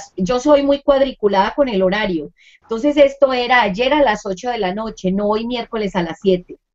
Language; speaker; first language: Spanish; native; Spanish